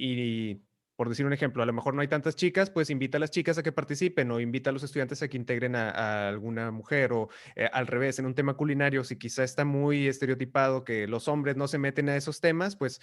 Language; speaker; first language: Spanish; native; Spanish